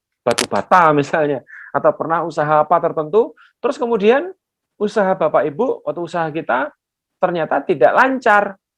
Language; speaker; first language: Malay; non-native, local second language; Javanese